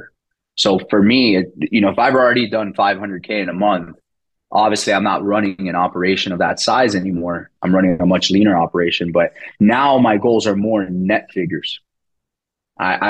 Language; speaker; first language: English; early bilingual, other home language; Spanish